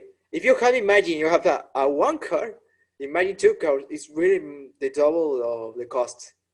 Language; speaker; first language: English; non-native, learner; Spanish